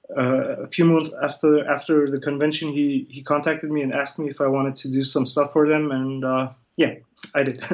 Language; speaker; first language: English; early bilingual, other home language; Kurdish